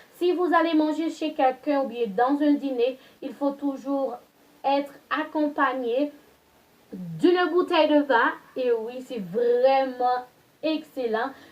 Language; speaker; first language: French; non-native, local second language; Haitian Creole